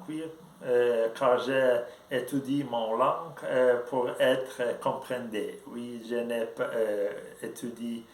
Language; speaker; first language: French; non-native, learner; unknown